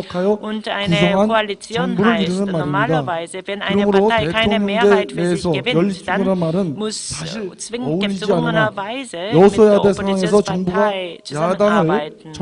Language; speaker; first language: German; non-native, fluent; Korean